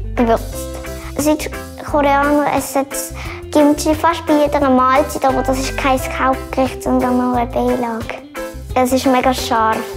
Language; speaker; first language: German; early bilingual, other home language; Korean